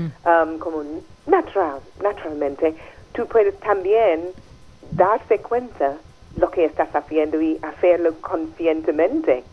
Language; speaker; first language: Spanish; non-native, fluent; English